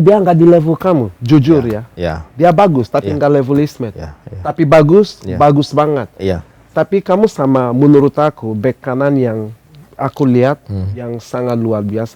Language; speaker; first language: Indonesian; non-native, fluent; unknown